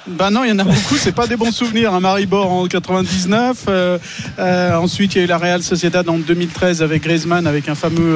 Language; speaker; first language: French; native; French